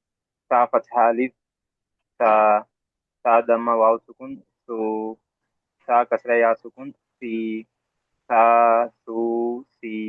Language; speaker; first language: Arabic; non-native, learner; Telugu